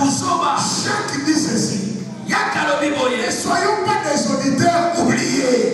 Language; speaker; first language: French; non-native, local second language; Lingala